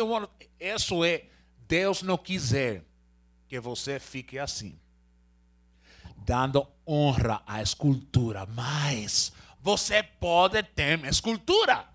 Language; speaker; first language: Portuguese; non-native, learner; Spanish